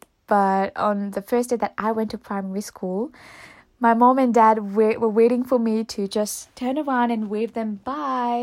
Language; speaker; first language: English; non-native, fluent; Morisyen